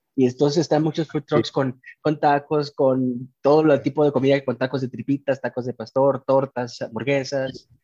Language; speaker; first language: Spanish; native; Spanish